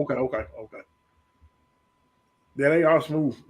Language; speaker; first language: English; native; English